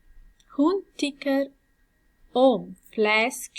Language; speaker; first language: Swedish; non-native, fluent; Persian